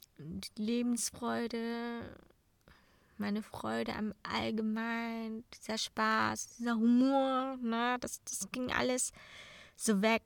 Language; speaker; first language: German; non-native, fluent; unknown